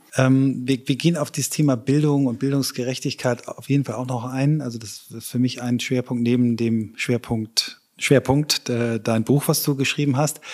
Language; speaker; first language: German; native; German